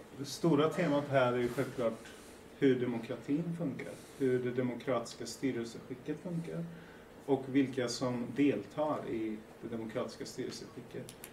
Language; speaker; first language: Swedish; early bilingual, other home language; Persian